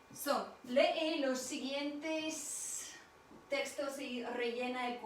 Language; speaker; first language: Spanish; non-native, fluent; English